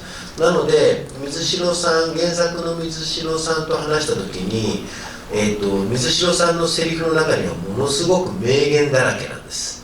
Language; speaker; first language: Japanese; native; Japanese